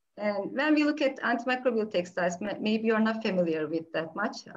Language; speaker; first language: English; non-native, fluent; Turkish